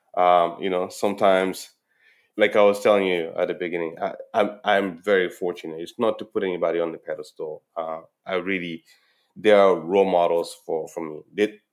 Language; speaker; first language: English; non-native, fluent; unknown